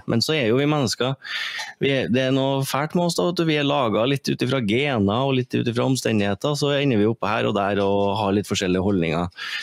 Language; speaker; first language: Norwegian; native; Norwegian